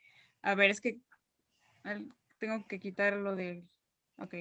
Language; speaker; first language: Spanish; native; Spanish